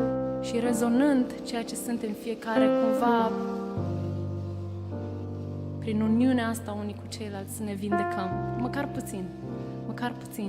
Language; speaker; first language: Romanian; native; Romanian